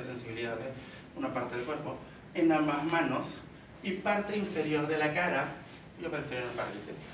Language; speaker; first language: Spanish; native; Spanish